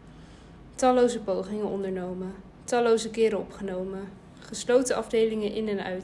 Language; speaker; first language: Dutch; native; Dutch